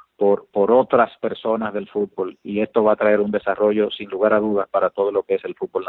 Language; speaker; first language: Spanish; native; Spanish